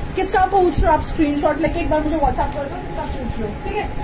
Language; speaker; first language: Hindi; native; Hindi